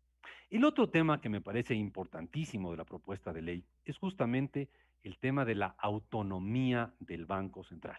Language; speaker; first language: Spanish; native; Spanish